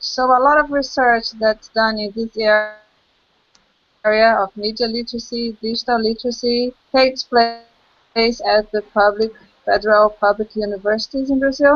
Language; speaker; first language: English; non-native, local second language; Portuguese